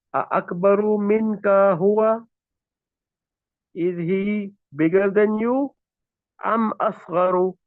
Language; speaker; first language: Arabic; non-native, fluent; Urdu